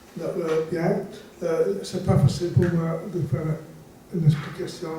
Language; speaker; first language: French; non-native, learner; Italian